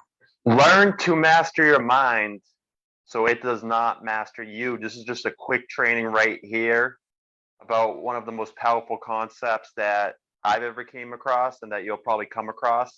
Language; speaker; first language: English; native; English